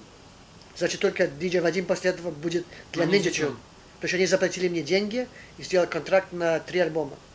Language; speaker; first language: Russian; early bilingual, heritage; Russian